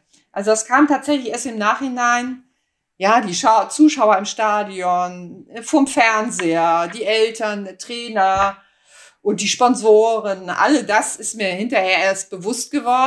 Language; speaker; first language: German; native; German